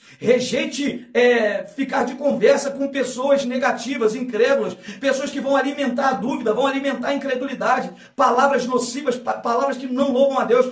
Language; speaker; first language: Portuguese; native; Portuguese